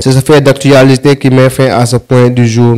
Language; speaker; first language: French; non-native, local second language; Wolof